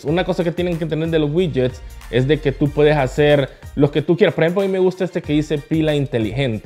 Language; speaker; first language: Spanish; native; Spanish